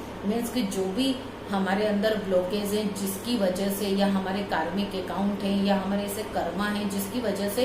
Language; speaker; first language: Hindi; native; Hindi